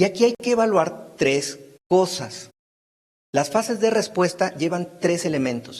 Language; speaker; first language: Spanish; native; Spanish